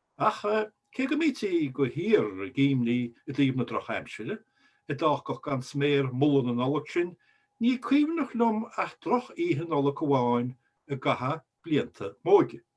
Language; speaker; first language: Irish; native; Irish